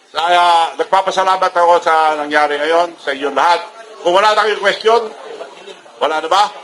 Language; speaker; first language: Filipino; non-native, local second language; Iloko